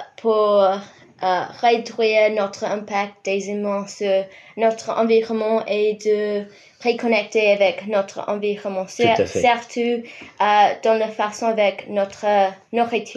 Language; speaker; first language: French; non-native, fluent; English